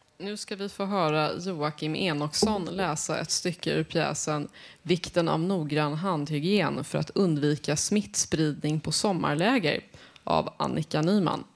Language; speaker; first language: Swedish; native; Swedish